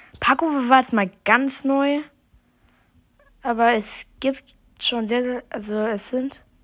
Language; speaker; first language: German; native; German